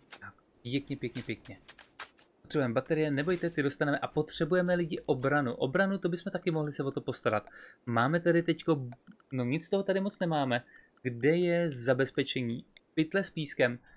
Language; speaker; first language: Czech; native; Czech